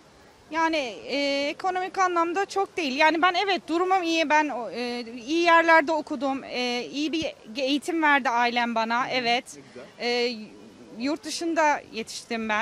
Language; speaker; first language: Turkish; early bilingual, heritage; Turkish